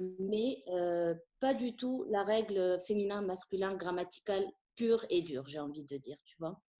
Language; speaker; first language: French; non-native, local second language; Arabic